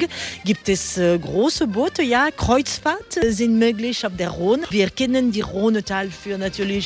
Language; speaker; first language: German; non-native, fluent; French